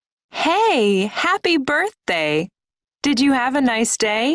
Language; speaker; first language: English; non-native, learner; Spanish